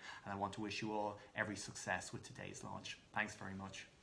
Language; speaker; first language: English; native; English